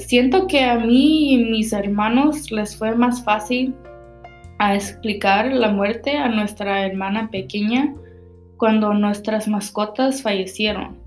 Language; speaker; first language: Spanish; early bilingual, heritage; Spanish